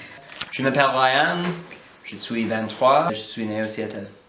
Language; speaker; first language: French; early bilingual, heritage; English